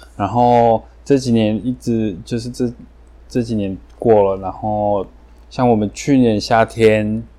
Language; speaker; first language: Chinese; early bilingual, heritage; Chinese